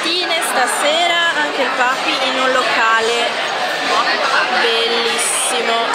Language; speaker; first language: Italian; native; Italian